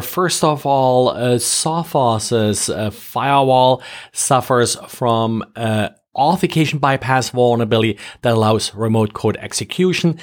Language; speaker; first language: English; non-native, fluent; German